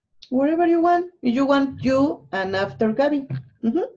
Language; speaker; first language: English; non-native, learner; Spanish